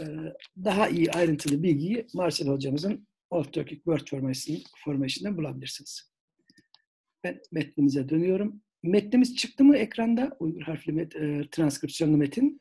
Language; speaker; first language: Turkish; native; Turkish